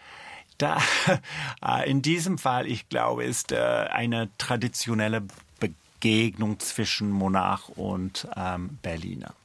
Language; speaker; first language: German; non-native, fluent; English